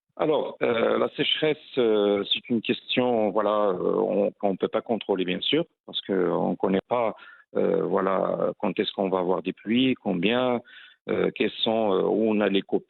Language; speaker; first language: French; non-native, local second language; Arabic